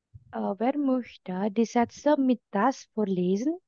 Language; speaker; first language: German; non-native, fluent; Indonesian